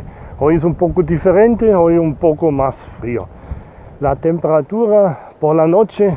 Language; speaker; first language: Spanish; non-native, learner; German